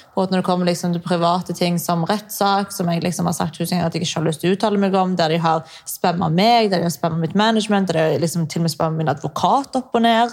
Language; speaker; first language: Norwegian; early bilingual, other home language; Arabic